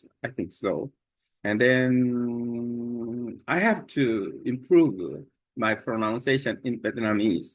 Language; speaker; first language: English; non-native, learner; Korean